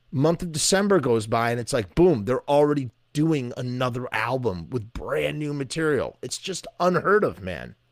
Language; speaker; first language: English; native; English